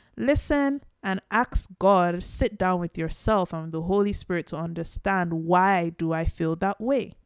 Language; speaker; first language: English; non-native, local second language; Yoruba